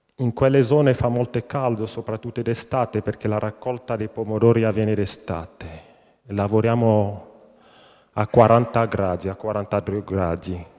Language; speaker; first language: Italian; non-native, fluent; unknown